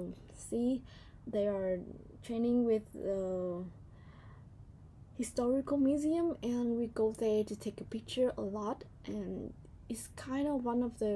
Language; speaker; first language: English; non-native, learner; Vietnamese